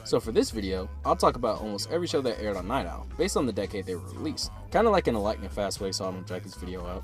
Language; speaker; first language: English; native; English